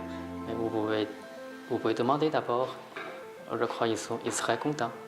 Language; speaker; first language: French; non-native, learner; Chinese